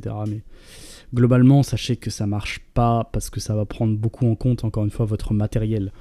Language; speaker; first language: French; native; French